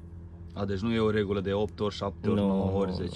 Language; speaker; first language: Romanian; native; Romanian